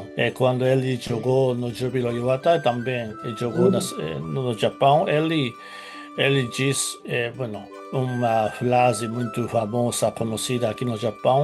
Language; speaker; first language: Portuguese; non-native, fluent; Japanese